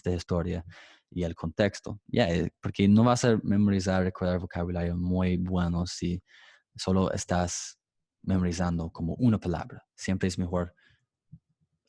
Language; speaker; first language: Spanish; non-native, fluent; English